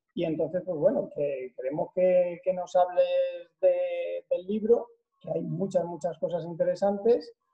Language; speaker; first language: Spanish; native; Spanish